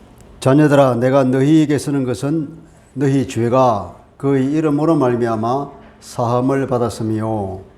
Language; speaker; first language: Korean; native; Korean